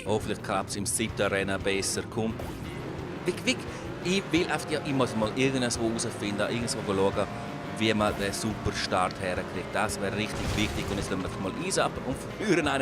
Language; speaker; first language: German; native; German